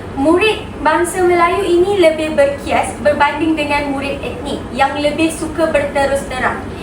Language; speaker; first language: Malay; native; Malay